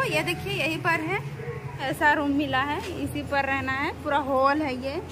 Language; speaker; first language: Hindi; native; Hindi